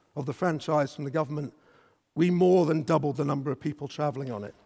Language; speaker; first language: English; native; English